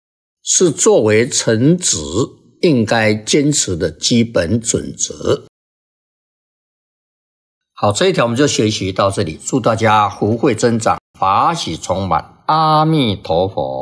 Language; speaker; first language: Chinese; native; Chinese